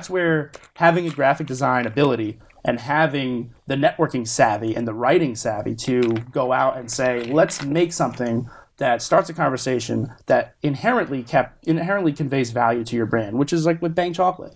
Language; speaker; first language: English; native; English